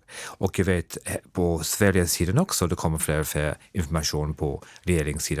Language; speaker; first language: Swedish; non-native, fluent; English